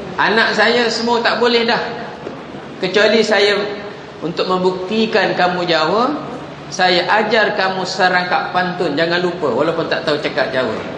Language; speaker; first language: Malay; non-native, local second language; Javanese